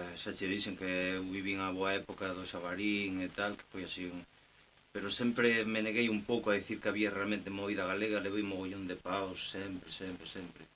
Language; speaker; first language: Galician; non-native, local second language; Spanish